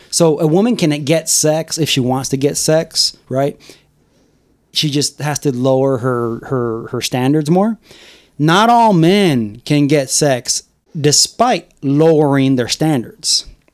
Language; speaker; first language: English; early bilingual, other home language; Spanish